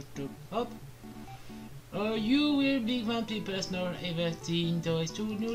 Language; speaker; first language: English; non-native, learner; French